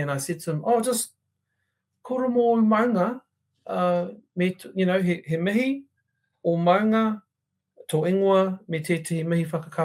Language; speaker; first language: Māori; non-native, local second language; English